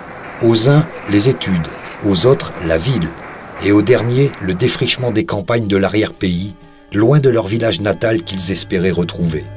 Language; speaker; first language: French; native; French